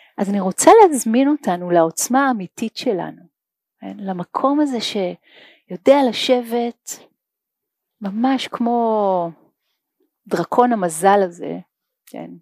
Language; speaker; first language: Hebrew; non-native, fluent; English